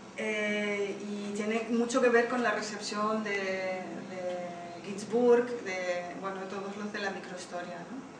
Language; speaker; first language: Spanish; early bilingual, heritage; Spanish